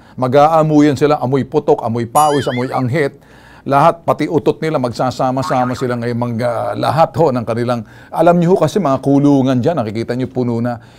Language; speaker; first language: Filipino; native; Filipino